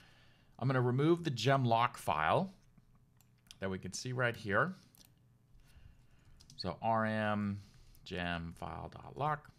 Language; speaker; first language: English; native; English